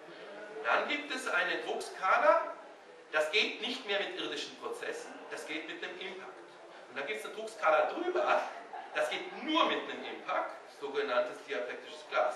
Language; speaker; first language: German; native; German